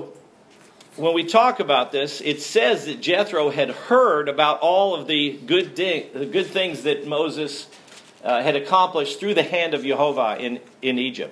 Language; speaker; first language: English; native; English